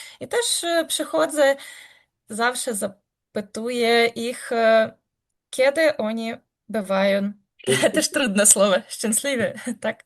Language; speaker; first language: Polish; non-native, learner; Ukrainian